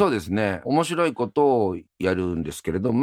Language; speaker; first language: Japanese; native; Japanese